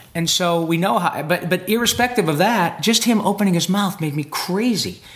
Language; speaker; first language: English; native; English